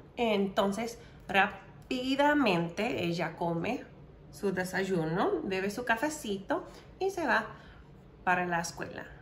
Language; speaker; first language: Spanish; non-native, fluent; English